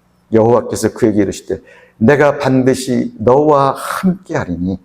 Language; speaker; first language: Korean; native; Korean